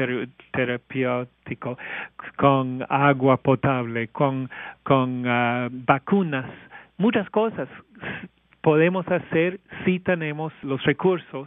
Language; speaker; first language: Spanish; non-native, fluent; English